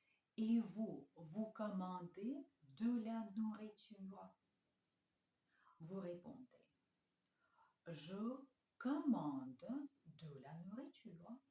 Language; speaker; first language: French; non-native, fluent; Russian